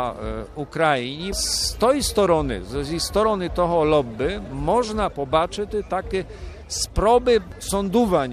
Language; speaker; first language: Ukrainian; early bilingual, heritage; Rusyn